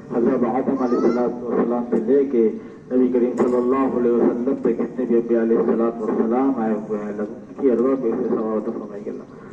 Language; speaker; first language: Urdu; native; Urdu